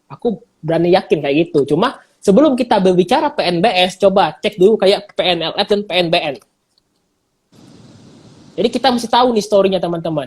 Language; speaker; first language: Indonesian; native; Indonesian